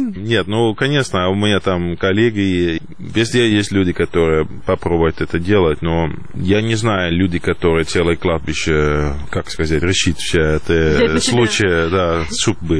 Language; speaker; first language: Russian; non-native, fluent; Dutch